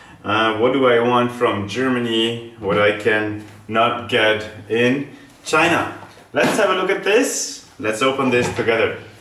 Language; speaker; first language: English; non-native, fluent; German